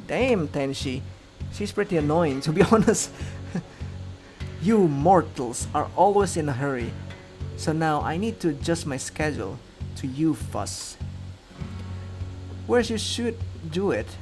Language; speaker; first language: English; non-native, fluent; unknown